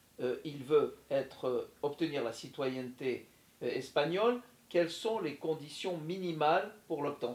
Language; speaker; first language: French; native; French